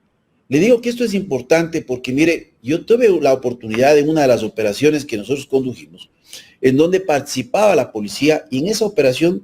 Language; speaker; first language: Spanish; native; Spanish